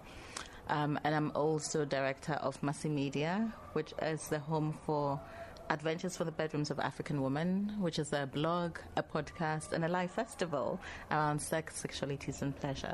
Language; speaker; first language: English; non-native, local second language; Akan